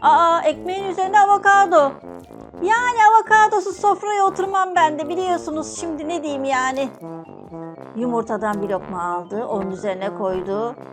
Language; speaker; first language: Turkish; native; Turkish